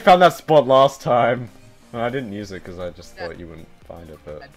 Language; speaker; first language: English; native; English